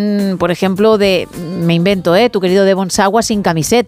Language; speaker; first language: Spanish; native; Spanish